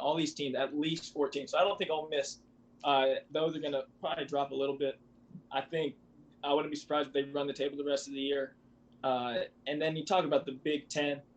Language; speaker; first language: English; native; English